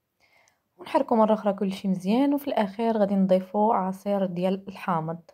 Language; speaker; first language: Arabic; native; Arabic